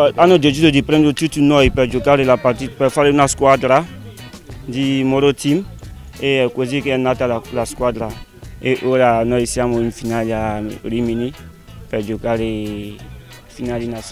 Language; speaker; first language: Italian; non-native, learner; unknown